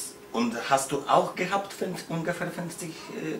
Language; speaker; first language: German; non-native, learner; Polish